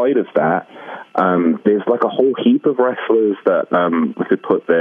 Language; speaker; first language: English; native; English